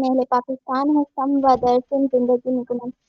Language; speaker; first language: Persian; non-native, learner; Urdu